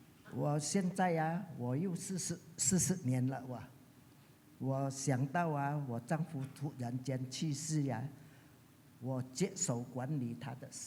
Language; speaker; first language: Chinese; early bilingual, heritage; Chinese